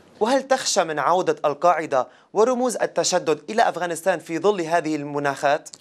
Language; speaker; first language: Arabic; native; Arabic